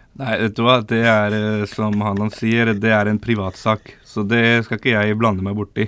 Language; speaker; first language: Norwegian; early bilingual, other home language; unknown